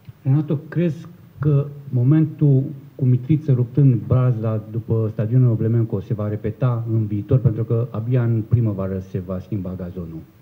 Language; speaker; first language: Romanian; native; Romanian